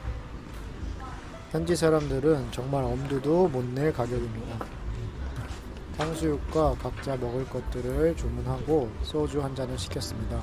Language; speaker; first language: Korean; native; Korean